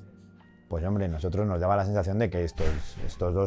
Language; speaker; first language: Spanish; native; Spanish